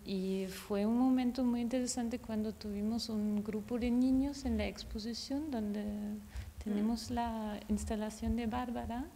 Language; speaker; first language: Spanish; non-native, fluent; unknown